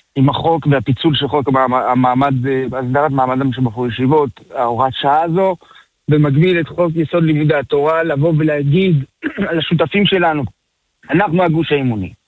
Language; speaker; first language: Hebrew; early bilingual, other home language; French